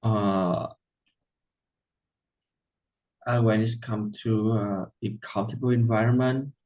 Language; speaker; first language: English; non-native, learner; Vietnamese